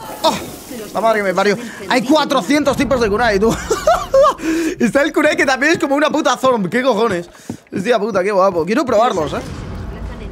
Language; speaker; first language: Spanish; native; Spanish